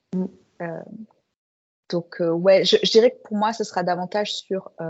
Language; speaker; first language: French; native; French